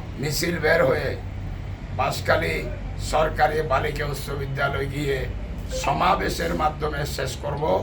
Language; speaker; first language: Bangla; native; Bangla